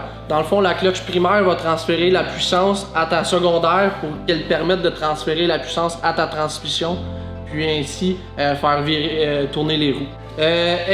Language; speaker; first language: French; native; French